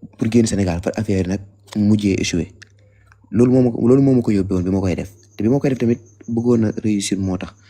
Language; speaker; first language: Wolof; native; Wolof